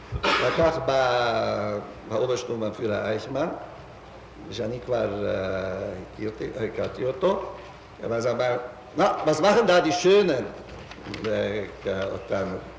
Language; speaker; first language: Hebrew; non-native, fluent; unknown